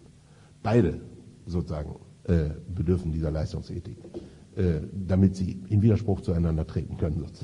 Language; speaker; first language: German; native; German